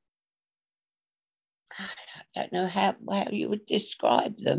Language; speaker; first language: English; native; English